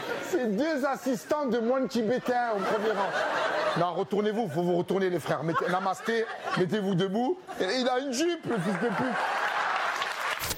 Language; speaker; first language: French; native; French